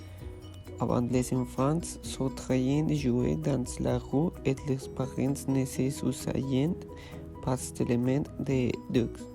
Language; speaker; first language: French; non-native, learner; Spanish